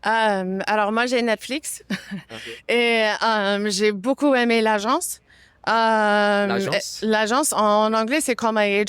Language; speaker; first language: French; non-native, fluent; English